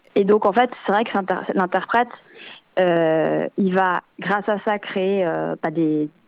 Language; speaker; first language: French; native; French